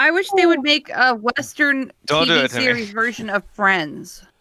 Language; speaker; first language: English; native; English